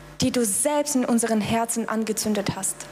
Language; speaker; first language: German; non-native, fluent; Russian